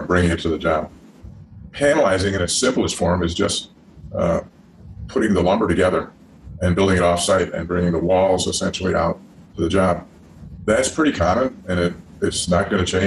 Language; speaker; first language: English; native; English